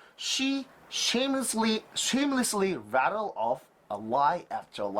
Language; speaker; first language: English; non-native, fluent; Korean